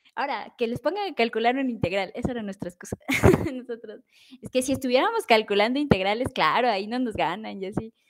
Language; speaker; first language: Spanish; native; Spanish